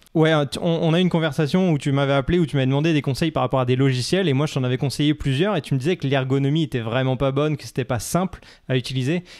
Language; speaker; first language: French; native; French